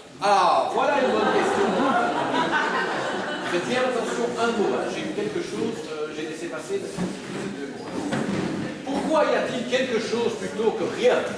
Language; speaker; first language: French; native; French